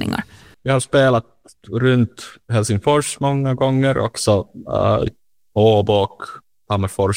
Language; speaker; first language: Swedish; non-native, learner; Finnish